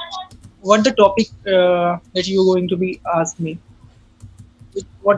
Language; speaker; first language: English; non-native, learner; Hindi